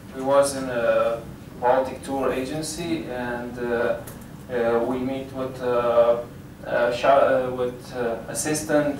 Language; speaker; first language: English; non-native, learner; Lithuanian